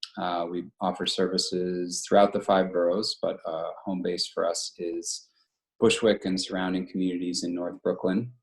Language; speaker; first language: English; native; English